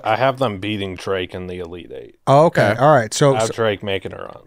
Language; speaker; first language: English; native; English